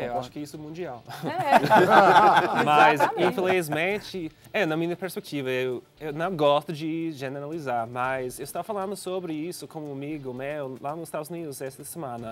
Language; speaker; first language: Portuguese; non-native, fluent; English